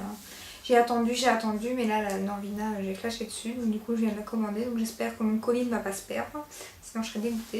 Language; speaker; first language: French; native; French